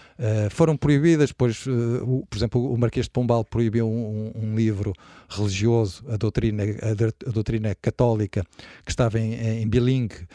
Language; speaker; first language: Portuguese; native; Portuguese